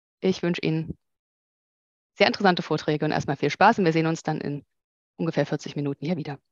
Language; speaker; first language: German; native; German